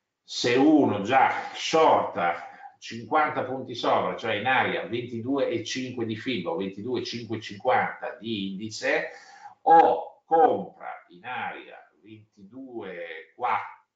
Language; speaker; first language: Italian; native; Italian